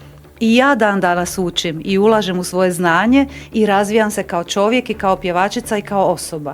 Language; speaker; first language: Bosnian; native; Bosnian